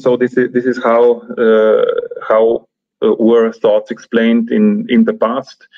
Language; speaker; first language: English; non-native, fluent; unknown